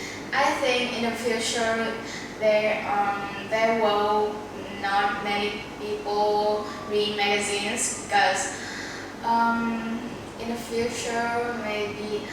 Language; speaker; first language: English; non-native, learner; Vietnamese